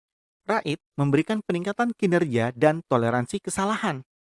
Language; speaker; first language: Indonesian; native; Indonesian